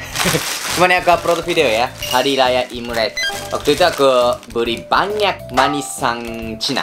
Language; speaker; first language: Indonesian; non-native, learner; Japanese